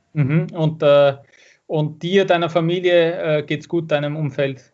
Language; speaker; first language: German; native; German